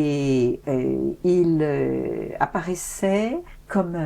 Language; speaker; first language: French; native; French